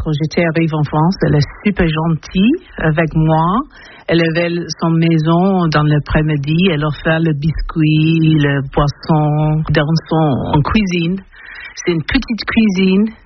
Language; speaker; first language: French; non-native, learner; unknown